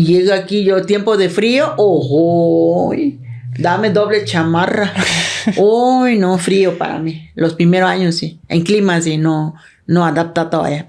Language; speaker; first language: Spanish; non-native, learner; Thai